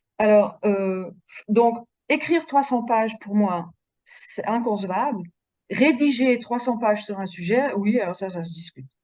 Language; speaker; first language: French; non-native, fluent; Dutch